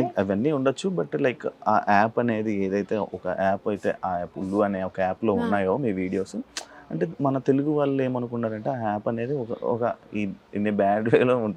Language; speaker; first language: Telugu; native; Telugu